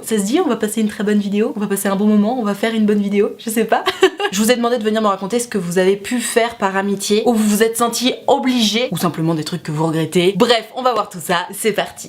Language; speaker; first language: French; native; French